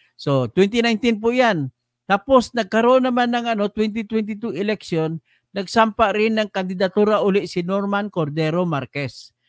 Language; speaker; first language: Filipino; non-native, local second language; Hiligaynon